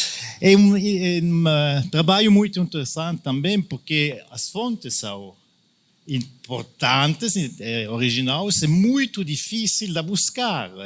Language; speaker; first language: Portuguese; non-native, learner; French